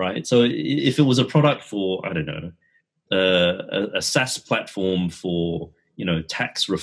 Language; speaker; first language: English; native; English